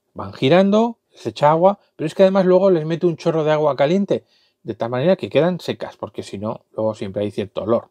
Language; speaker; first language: Spanish; native; Spanish